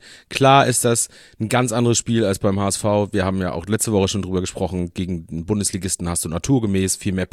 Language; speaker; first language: German; native; German